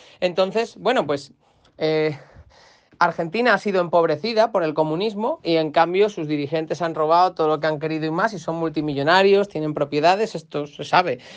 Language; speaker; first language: Spanish; native; Spanish